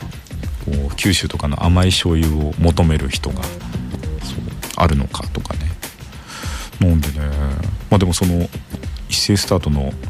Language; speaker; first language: Japanese; native; Japanese